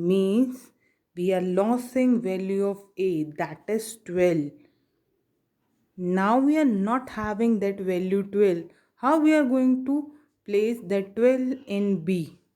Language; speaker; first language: English; non-native, local second language; Hindi